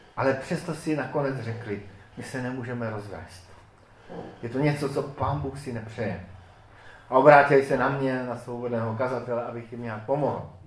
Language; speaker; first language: Czech; native; Czech